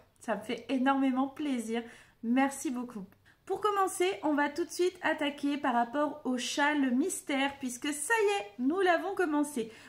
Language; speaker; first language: French; native; French